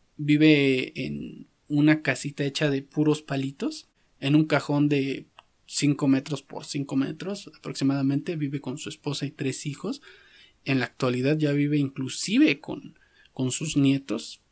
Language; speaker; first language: Spanish; native; Spanish